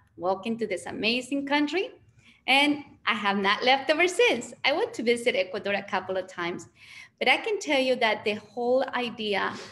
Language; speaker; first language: English; early bilingual, other home language; Spanish